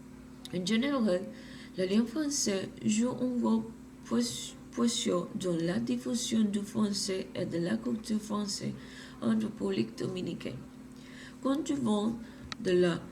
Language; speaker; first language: French; non-native, learner; Spanish